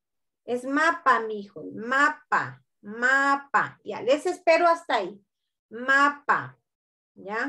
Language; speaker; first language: Spanish; native; Spanish